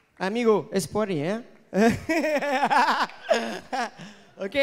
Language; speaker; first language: Spanish; non-native, learner; French